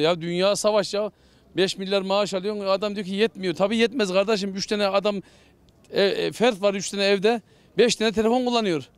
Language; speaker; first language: Turkish; native; Turkish